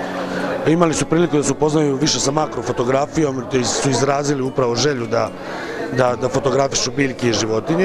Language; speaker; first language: Croatian; native; Croatian